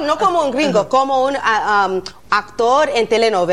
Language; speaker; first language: Spanish; non-native, learner; English